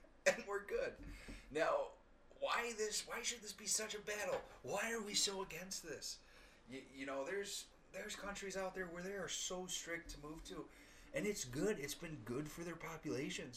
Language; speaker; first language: English; native; English